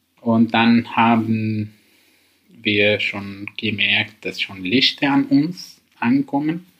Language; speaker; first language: German; non-native, learner; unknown